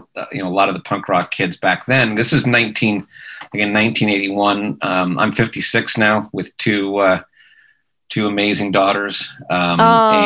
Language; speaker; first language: English; native; English